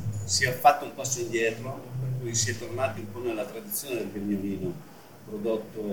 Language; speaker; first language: Italian; native; Italian